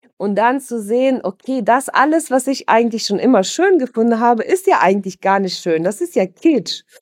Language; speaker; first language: German; early bilingual, other home language; Russian